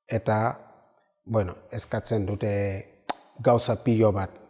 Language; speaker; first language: Basque; non-native, learner; Wolof